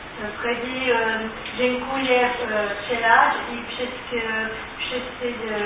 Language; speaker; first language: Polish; early bilingual, heritage; French